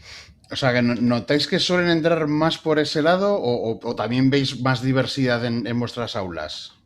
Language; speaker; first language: Spanish; native; Spanish